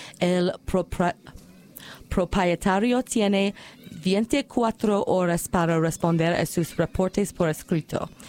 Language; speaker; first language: Spanish; non-native, learner; English